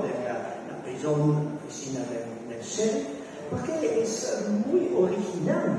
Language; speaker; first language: Spanish; non-native, learner; Italian